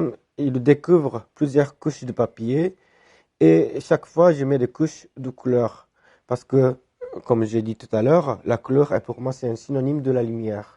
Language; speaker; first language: French; non-native, fluent; Japanese